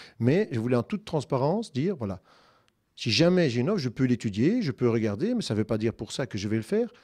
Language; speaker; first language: French; native; French